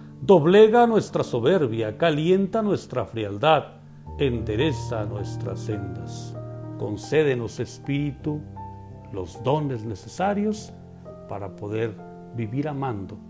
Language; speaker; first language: Spanish; native; Spanish